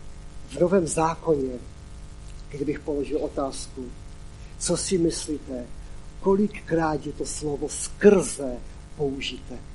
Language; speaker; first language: Czech; non-native, local second language; Polish